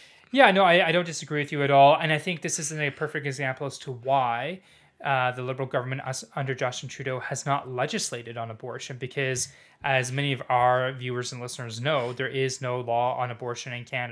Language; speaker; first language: English; native; English